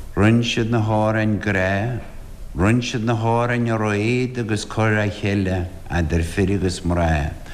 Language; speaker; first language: Irish; native; Irish